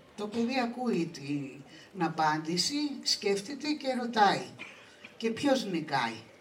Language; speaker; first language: Greek; native; Greek